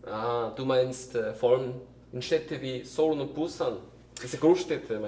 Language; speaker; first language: German; non-native, fluent; Korean